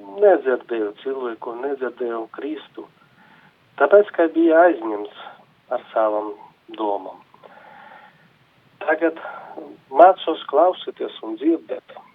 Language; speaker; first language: Latvian; non-native, local second language; Russian